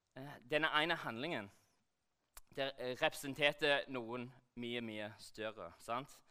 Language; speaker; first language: Norwegian; non-native, fluent; English